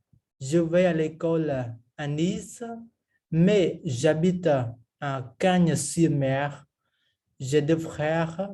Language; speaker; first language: French; non-native, fluent; Khmer